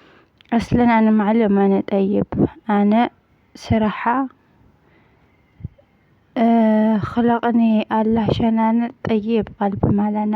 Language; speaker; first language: Arabic; non-native, learner; Amharic